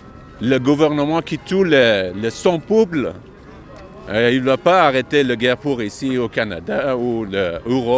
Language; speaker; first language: French; non-native, learner; Persian